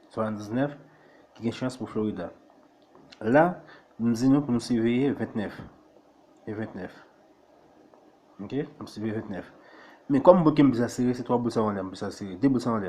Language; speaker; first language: French; non-native, local second language; Haitian Creole